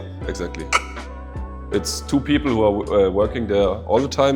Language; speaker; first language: English; non-native, fluent; German